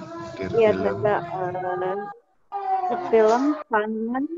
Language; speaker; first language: German; non-native, learner; Indonesian